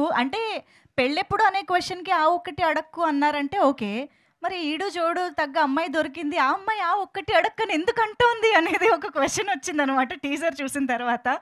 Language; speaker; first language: Telugu; native; Telugu